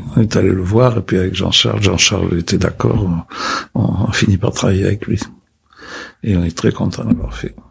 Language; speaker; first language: French; native; French